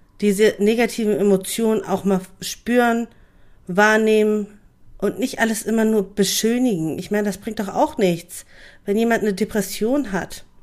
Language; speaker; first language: German; native; German